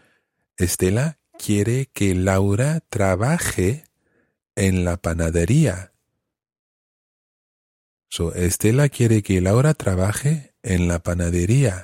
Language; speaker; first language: Spanish; non-native, fluent; English